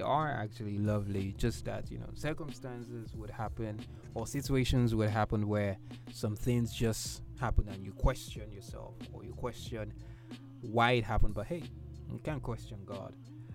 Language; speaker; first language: English; non-native, local second language; Yoruba